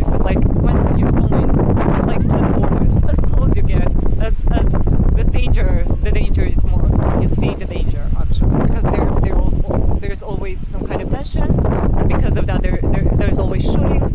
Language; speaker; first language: English; non-native, fluent; Armenian